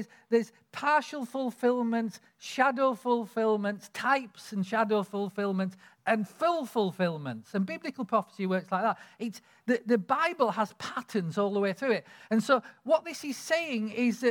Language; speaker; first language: English; native; English